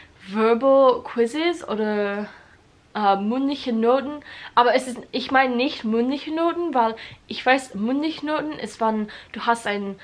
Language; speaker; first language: German; non-native, learner; English